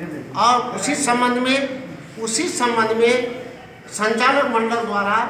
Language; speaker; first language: Hindi; native; Hindi